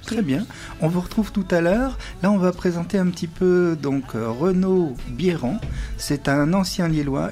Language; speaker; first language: French; native; French